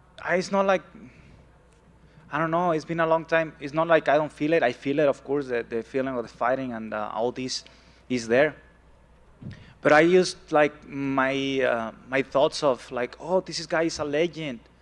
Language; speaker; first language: English; non-native, fluent; Spanish